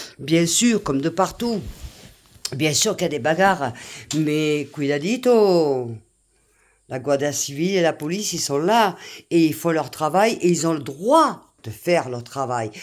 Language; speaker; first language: French; native; French